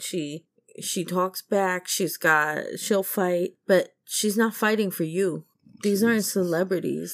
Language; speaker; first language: English; native; English